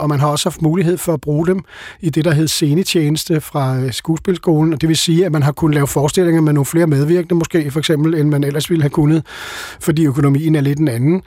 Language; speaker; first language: Danish; native; Danish